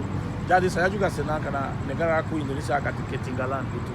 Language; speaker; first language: Indonesian; non-native, fluent; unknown